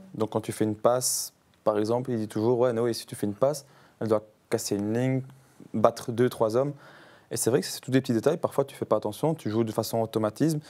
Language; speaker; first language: French; native; French